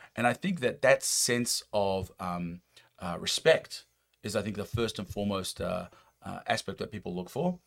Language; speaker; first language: English; native; English